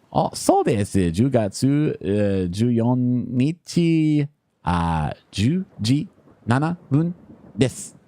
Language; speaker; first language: Japanese; non-native, learner; English